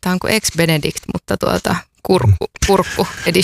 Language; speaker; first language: Finnish; native; Finnish